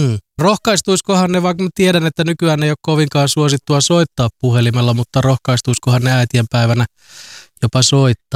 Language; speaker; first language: Finnish; native; Finnish